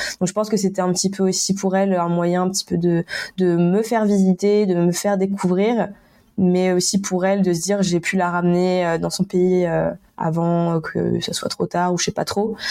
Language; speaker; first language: French; native; French